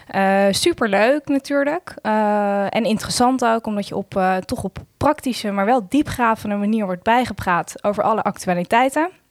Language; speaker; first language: Dutch; native; Dutch